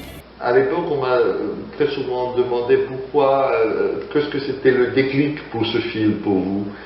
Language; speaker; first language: French; non-native, fluent; German